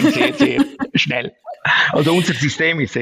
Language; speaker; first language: German; non-native, fluent; Italian